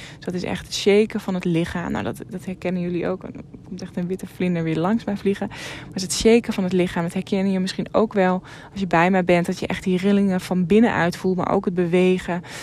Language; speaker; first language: Dutch; non-native, local second language; Western Frisian